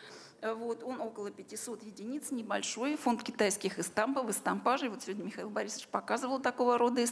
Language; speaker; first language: Russian; native; Russian